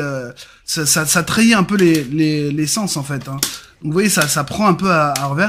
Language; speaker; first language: French; native; French